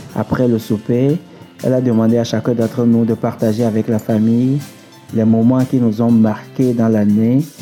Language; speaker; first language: French; non-native, local second language; Ewe